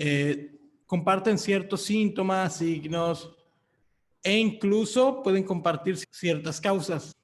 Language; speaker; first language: Spanish; native; Spanish